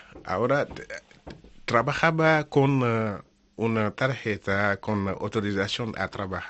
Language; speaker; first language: Spanish; non-native, learner; Wolof